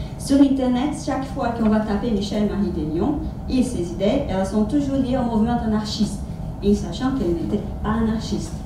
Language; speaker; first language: French; non-native, fluent; Portuguese